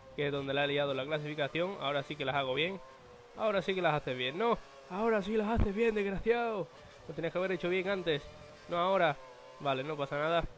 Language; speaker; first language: Spanish; native; Spanish